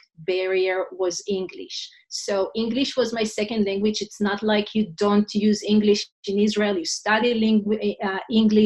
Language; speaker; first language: English; non-native, fluent; Hebrew